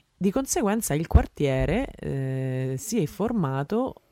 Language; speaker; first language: Italian; native; Italian